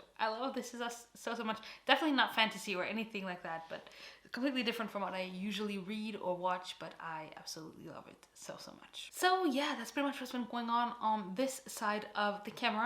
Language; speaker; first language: English; non-native, fluent; Portuguese